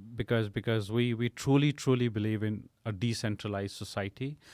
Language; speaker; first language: English; non-native, local second language; Punjabi